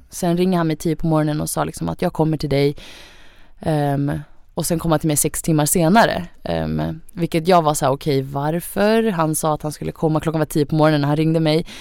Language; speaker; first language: Swedish; early bilingual, other home language; Thai